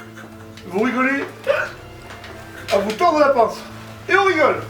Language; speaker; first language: French; native; French